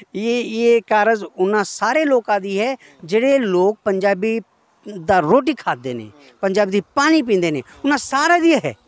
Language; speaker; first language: Punjabi; non-native, local second language; Kannada